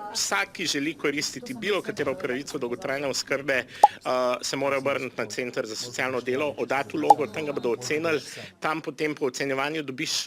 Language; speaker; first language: Slovenian; native; Slovenian